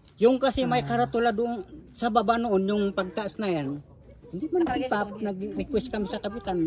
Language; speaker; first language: Filipino; non-native, local second language; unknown